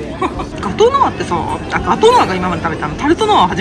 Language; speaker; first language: Japanese; native; Japanese